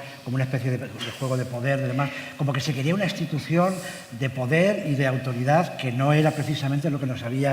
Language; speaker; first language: Spanish; native; Spanish